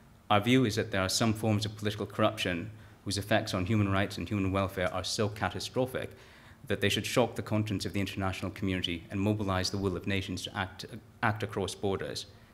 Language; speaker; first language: English; native; English